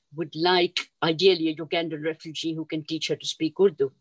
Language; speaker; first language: English; non-native, local second language; Urdu